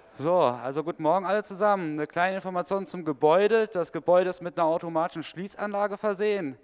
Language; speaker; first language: German; native; German